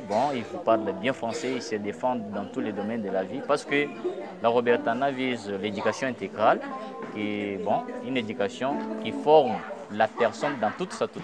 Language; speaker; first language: French; non-native, local second language; Luba-Lulua